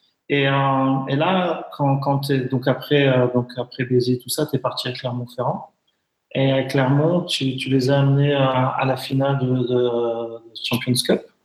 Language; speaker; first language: French; native; French